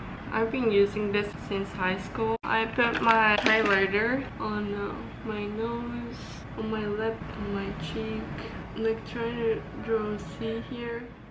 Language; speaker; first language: English; non-native, fluent; Japanese